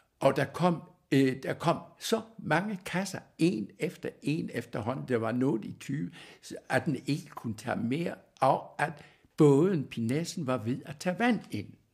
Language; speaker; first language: Danish; early bilingual, heritage; German